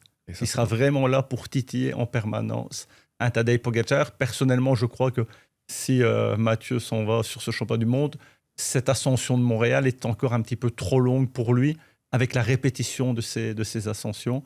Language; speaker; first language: French; native; French